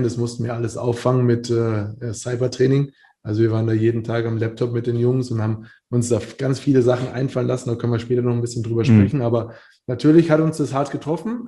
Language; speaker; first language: German; native; German